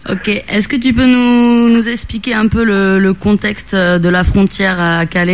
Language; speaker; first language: French; non-native, fluent; Italian